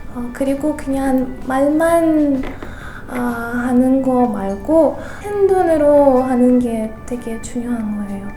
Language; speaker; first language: Korean; non-native, fluent; Russian